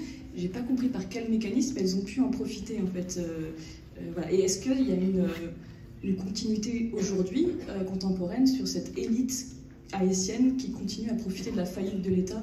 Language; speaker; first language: French; native; French